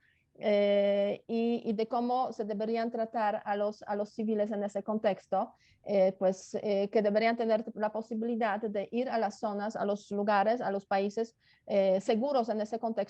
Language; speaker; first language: Spanish; non-native, fluent; Polish